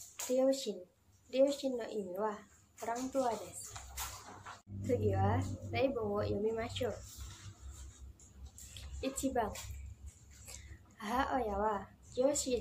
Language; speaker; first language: Japanese; non-native, learner; Indonesian